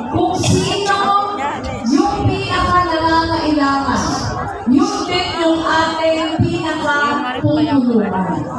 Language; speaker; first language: Filipino; non-native, local second language; Bikol